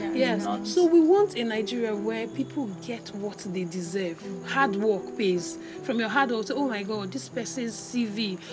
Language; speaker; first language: English; non-native, local second language; Igbo